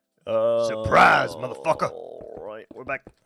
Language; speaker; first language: English; native; English